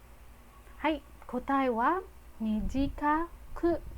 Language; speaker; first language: Japanese; non-native, fluent; Filipino